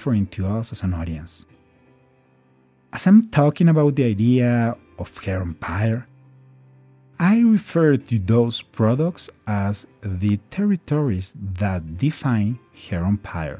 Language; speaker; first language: English; non-native, fluent; Spanish